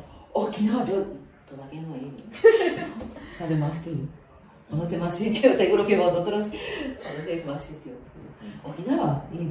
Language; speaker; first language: Spanish; non-native, fluent; Japanese